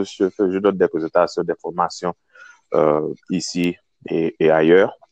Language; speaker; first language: French; non-native, local second language; Haitian Creole